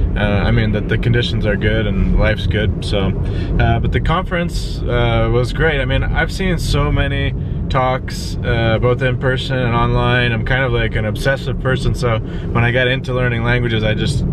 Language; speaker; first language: English; native; English